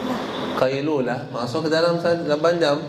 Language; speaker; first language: Indonesian; non-native, learner; Arabic